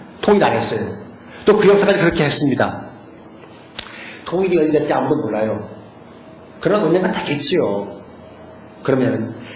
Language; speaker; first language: Korean; native; Korean